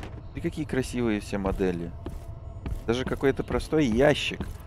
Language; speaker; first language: Russian; early bilingual, heritage; Russian